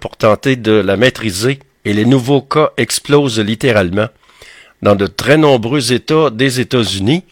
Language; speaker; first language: French; native; French